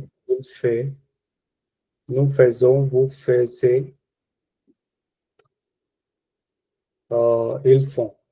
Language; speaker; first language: French; non-native, learner; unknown